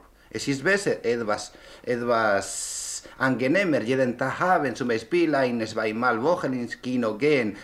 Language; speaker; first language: German; non-native, learner; Spanish